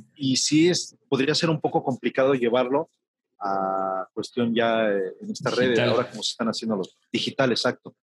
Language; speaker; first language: Spanish; native; Spanish